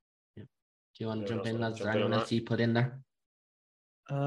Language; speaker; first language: English; native; English